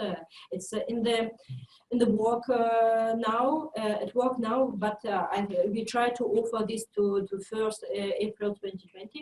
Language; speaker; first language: English; non-native, fluent; French